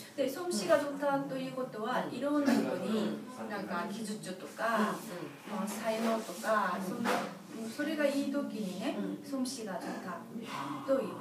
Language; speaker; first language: Japanese; non-native, fluent; Korean